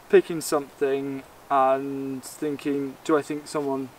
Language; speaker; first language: English; native; English